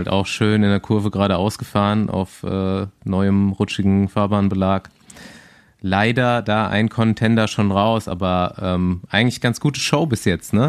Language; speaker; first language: German; native; German